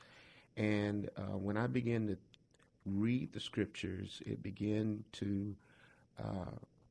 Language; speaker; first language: English; native; English